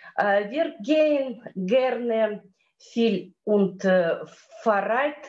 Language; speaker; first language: German; non-native, learner; Russian